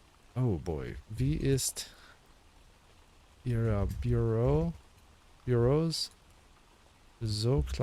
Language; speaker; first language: German; non-native, learner; English